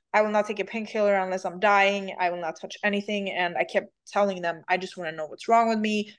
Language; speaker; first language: English; non-native, fluent; Swedish